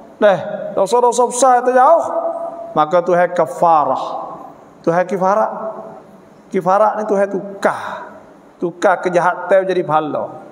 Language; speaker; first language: Malay; native; Malay